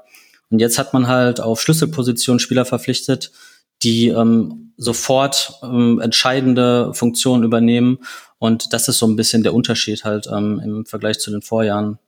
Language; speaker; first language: German; native; German